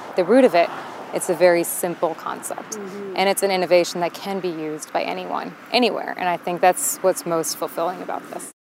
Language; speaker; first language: English; native; English